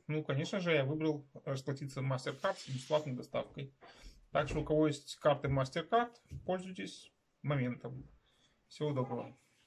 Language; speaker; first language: Russian; non-native, local second language; Ukrainian